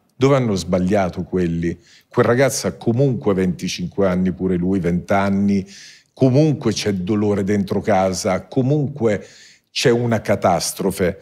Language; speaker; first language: Italian; native; Italian